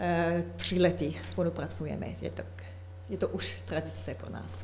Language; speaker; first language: Czech; non-native, learner; French